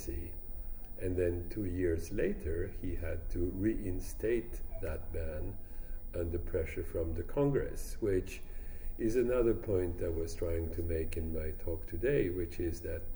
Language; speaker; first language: English; non-native, fluent; French